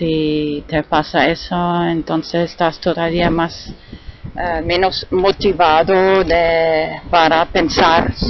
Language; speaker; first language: Spanish; non-native, fluent; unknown